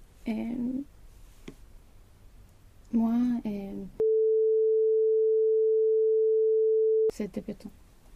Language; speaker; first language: French; non-native, learner; Swedish